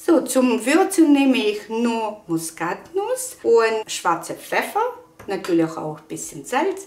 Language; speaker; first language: German; non-native, fluent; Russian